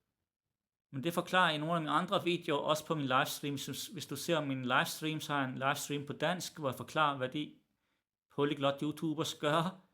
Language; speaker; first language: Danish; early bilingual, other home language; Arabic